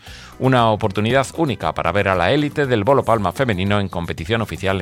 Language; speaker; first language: Spanish; native; Spanish